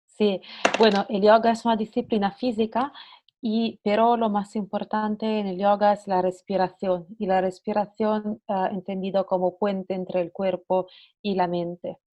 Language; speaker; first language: Spanish; non-native, fluent; Italian